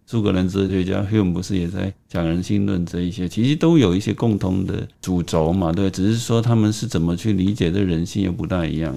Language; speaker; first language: Chinese; native; Chinese